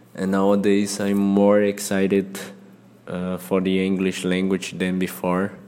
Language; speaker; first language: English; non-native, fluent; Portuguese